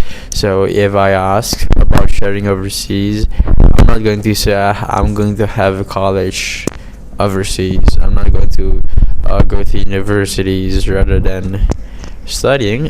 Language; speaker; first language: English; non-native, fluent; Indonesian